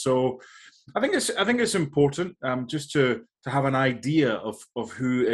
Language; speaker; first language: English; native; English